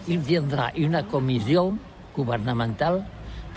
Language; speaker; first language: French; non-native, learner; Catalan